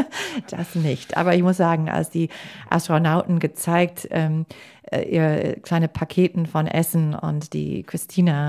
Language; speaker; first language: German; non-native, fluent; English